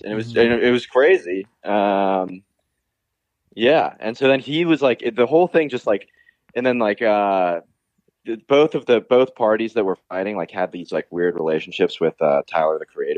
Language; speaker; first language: English; native; English